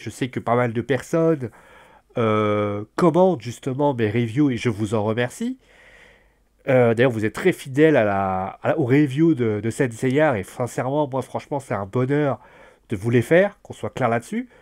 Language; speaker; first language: French; native; French